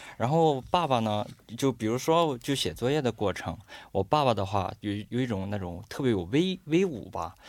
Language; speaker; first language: Chinese; non-native, fluent; Korean